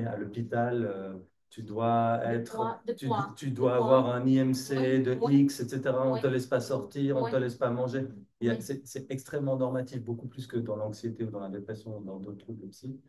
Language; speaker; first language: French; native; French